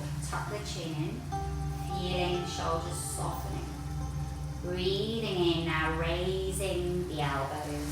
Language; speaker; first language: English; native; English